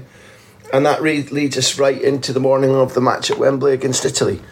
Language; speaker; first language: English; native; English